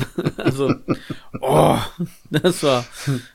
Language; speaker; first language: German; native; German